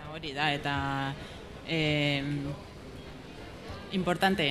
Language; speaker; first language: Basque; non-native, learner; Spanish